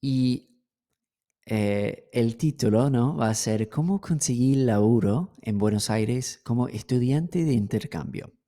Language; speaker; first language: Spanish; non-native, fluent; English